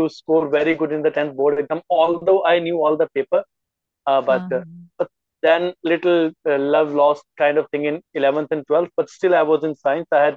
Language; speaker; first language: English; non-native, local second language; Punjabi